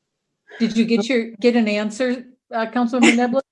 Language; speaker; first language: English; native; English